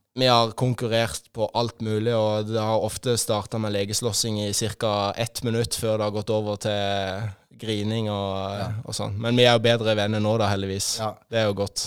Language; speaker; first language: Norwegian; native; Norwegian